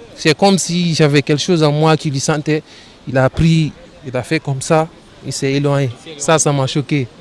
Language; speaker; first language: French; non-native, local second language; Fula